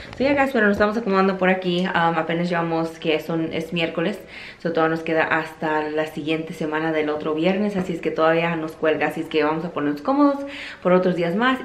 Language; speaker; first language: Spanish; early bilingual, heritage; Spanish